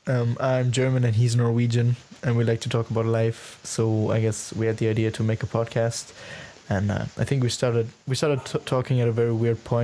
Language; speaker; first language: English; non-native, fluent; German